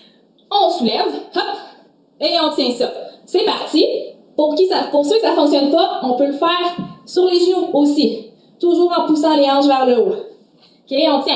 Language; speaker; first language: French; native; French